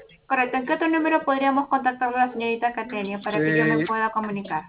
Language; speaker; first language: Spanish; native; Spanish